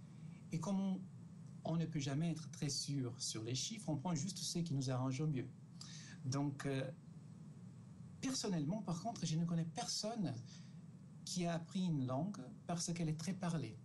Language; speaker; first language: French; non-native, fluent; Portuguese